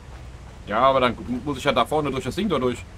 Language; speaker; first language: German; native; German